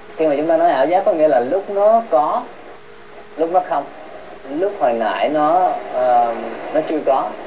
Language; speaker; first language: Vietnamese; early bilingual, heritage; Vietnamese